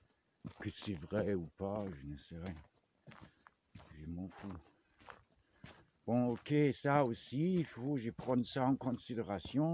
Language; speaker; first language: French; non-native, fluent; German